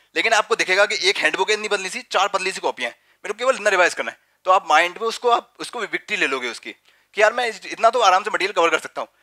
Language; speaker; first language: Hindi; native; Hindi